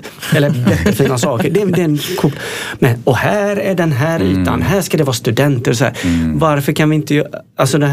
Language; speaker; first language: Swedish; native; Swedish